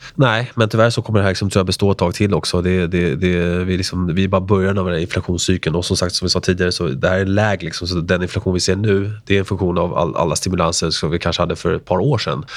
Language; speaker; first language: Swedish; early bilingual, other home language; Spanish